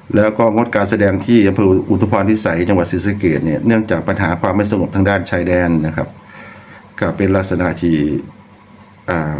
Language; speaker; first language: Thai; non-native, local second language; Lao